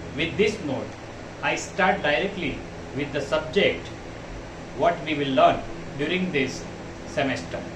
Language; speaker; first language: English; non-native, local second language; Gujarati